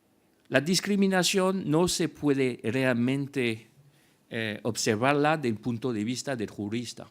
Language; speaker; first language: Spanish; non-native, fluent; French